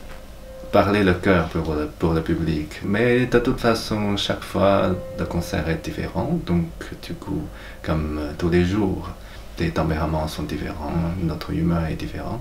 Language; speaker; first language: French; non-native, fluent; Chinese